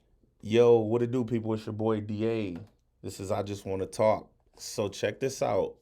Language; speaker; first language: English; native; English